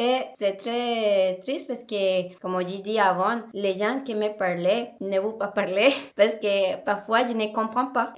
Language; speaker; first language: French; non-native, learner; Spanish